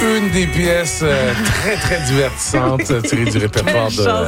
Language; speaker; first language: French; native; French